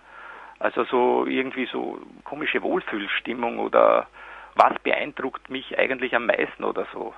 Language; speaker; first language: German; native; German